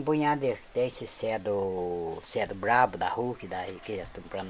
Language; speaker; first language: Portuguese; native; Portuguese